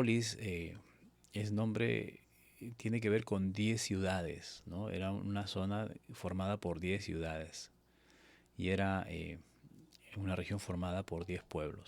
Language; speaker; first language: Spanish; native; Spanish